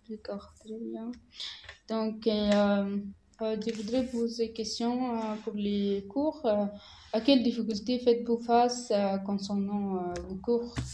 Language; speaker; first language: French; non-native, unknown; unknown